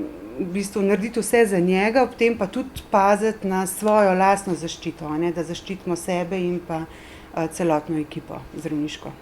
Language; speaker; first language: Slovenian; native; Slovenian